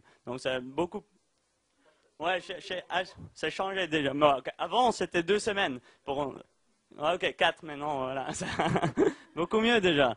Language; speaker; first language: French; non-native, learner; Dutch